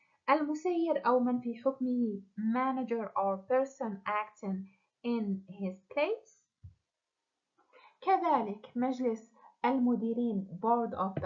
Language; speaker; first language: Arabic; native; Arabic